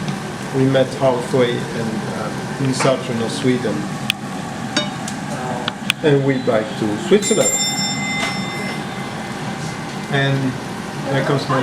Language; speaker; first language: English; non-native, fluent; Swedish